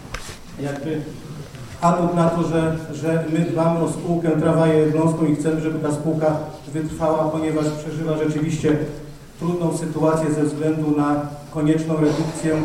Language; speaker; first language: Polish; native; Polish